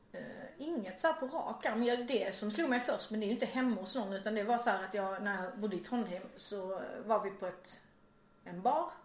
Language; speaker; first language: Swedish; native; Swedish